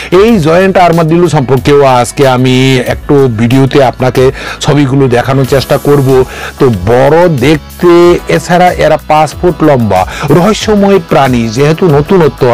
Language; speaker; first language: Bangla; non-native, local second language; Kok Borok